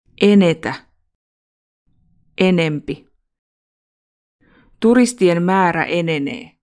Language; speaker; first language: Finnish; non-native, fluent; Russian